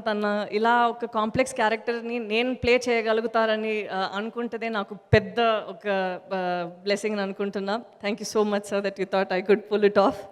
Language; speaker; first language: Telugu; non-native, fluent; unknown